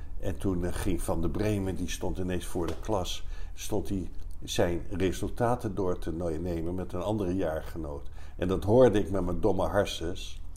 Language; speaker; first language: Dutch; native; Dutch